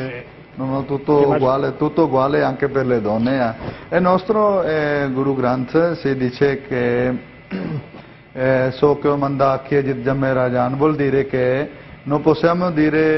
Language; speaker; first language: Italian; non-native, learner; Punjabi